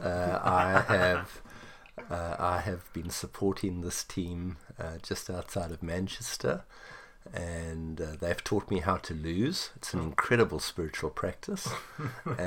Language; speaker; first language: English; native; English